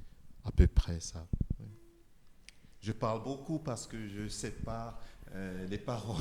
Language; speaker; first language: French; non-native, fluent; Igbo